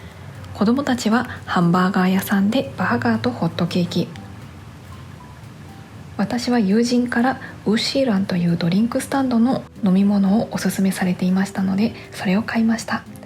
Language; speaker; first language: Japanese; native; Japanese